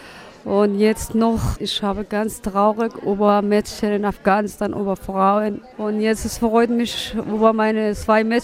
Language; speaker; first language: German; non-native, learner; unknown